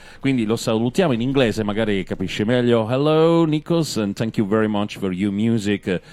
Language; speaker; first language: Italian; non-native, fluent; English